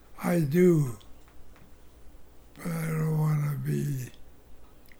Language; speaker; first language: English; native; English